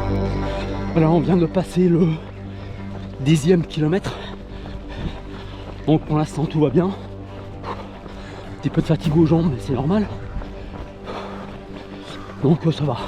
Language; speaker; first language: French; native; French